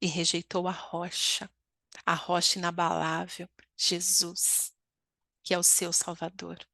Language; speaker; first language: Portuguese; native; Portuguese